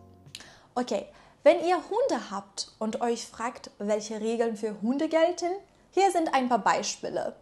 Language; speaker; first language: German; non-native, fluent; Persian